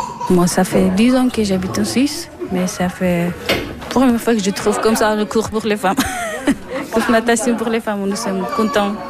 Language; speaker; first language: French; non-native, learner; Persian